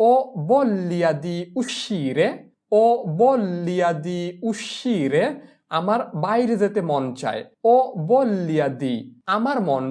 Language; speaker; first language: Italian; non-native, fluent; Bangla